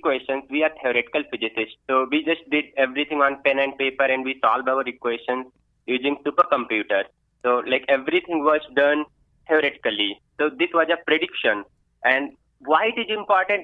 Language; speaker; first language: English; non-native, local second language; Hindi